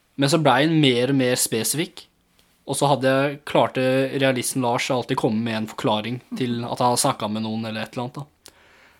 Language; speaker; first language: Norwegian; early bilingual, other home language; English